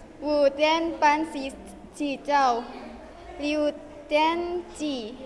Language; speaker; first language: Chinese; non-native, learner; Indonesian